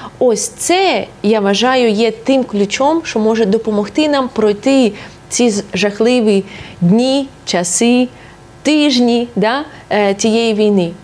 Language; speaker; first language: Ukrainian; non-native, local second language; Russian